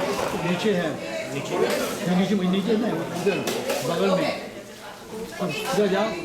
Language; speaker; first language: Hindi; non-native, local second language; Bangla